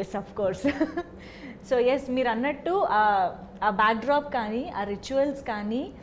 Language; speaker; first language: Telugu; native; Telugu